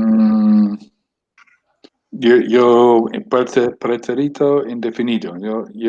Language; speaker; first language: Spanish; non-native, learner; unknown